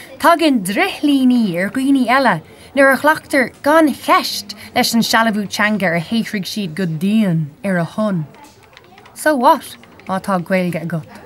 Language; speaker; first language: Irish; non-native, local second language; English